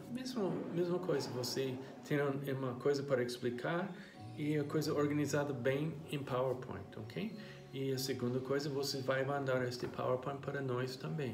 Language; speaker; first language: Portuguese; non-native, fluent; English